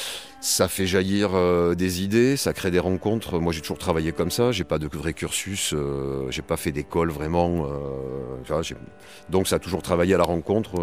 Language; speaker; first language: French; native; French